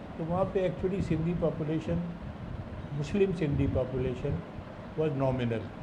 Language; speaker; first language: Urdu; native; Urdu